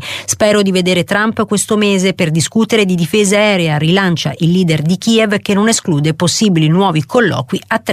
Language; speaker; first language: Italian; native; Italian